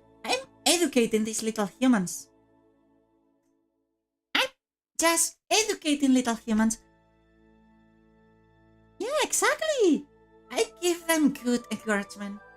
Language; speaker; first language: English; non-native, fluent; Spanish